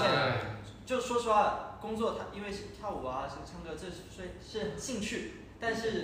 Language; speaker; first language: Chinese; native; Chinese